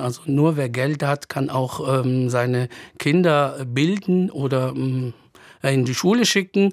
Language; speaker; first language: German; non-native, fluent; Arabic